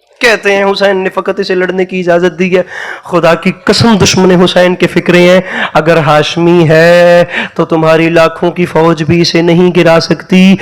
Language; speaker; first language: Urdu; non-native, local second language; Punjabi